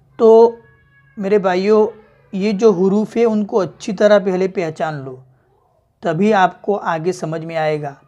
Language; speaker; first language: Hindi; native; Hindi